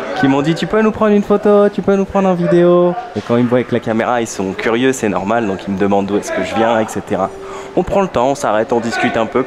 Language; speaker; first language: French; native; French